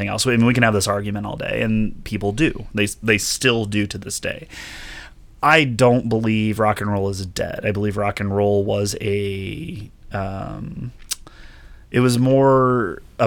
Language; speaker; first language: English; native; English